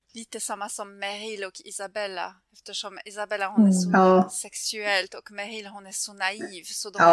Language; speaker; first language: Swedish; non-native, fluent; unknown